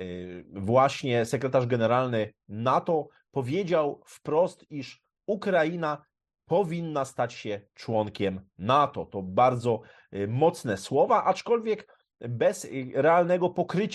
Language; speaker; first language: Polish; native; Polish